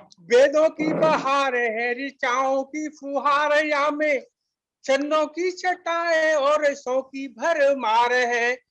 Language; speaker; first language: Hindi; native; Hindi